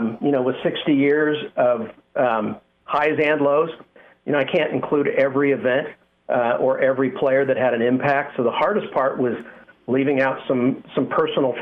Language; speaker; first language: English; native; English